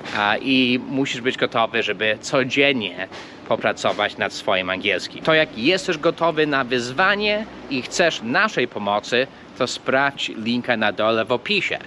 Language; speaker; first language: Polish; non-native, fluent; English